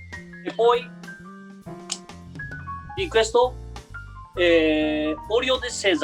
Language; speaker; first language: Italian; non-native, learner; Japanese